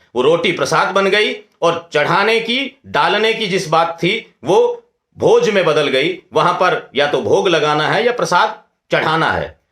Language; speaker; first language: Hindi; non-native, local second language; Rajasthani